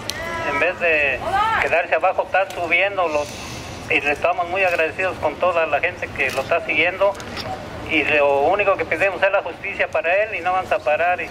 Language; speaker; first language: Spanish; native; Spanish